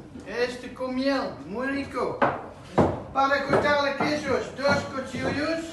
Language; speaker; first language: Spanish; non-native, learner; Dutch